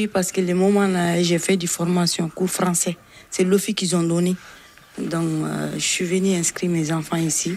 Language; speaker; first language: French; non-native, local second language; Bambara